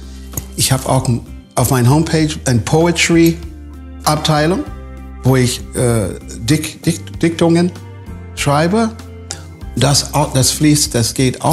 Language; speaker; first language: German; non-native, fluent; English